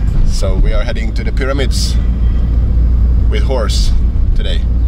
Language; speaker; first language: English; non-native, fluent; Swedish